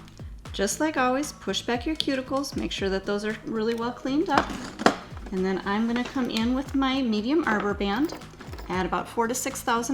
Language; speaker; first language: English; native; English